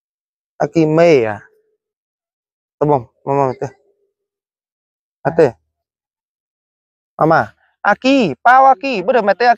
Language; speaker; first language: Portuguese; non-native, learner; Vietnamese